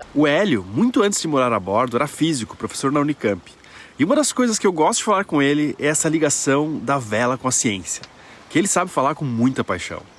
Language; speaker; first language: Portuguese; native; Portuguese